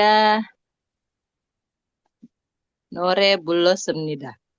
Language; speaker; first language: Korean; non-native, learner; Indonesian